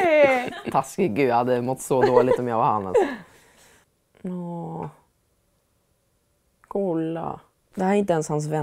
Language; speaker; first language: Swedish; native; Swedish